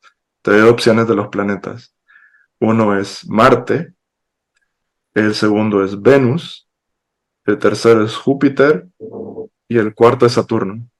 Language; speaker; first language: Spanish; native; Spanish